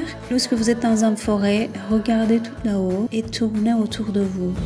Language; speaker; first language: French; non-native, fluent; Turkish